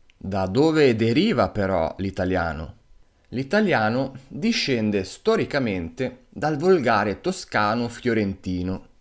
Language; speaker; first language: Italian; native; Italian